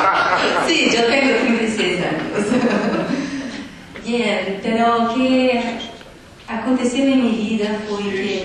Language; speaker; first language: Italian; non-native, learner; Portuguese